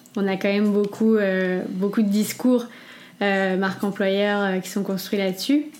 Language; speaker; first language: French; native; French